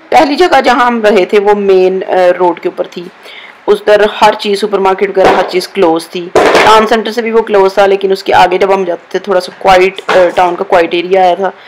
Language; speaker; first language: Urdu; native; Urdu